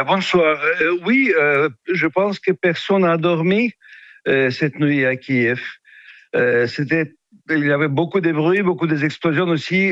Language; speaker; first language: French; non-native, fluent; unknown